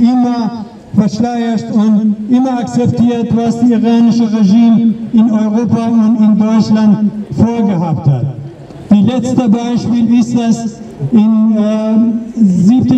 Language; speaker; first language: German; non-native, learner; Persian